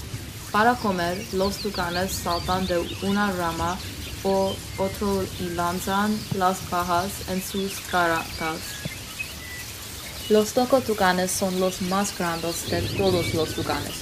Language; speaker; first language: Spanish; non-native, learner; English